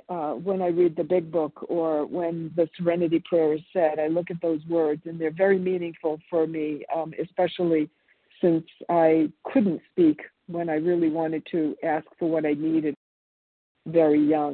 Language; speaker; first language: English; early bilingual, other home language; Italian